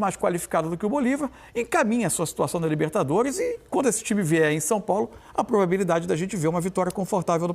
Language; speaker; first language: Portuguese; native; Portuguese